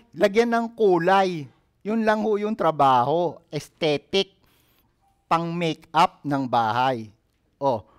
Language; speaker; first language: Filipino; native; Filipino